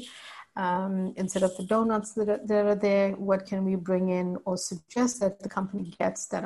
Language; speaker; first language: English; native; English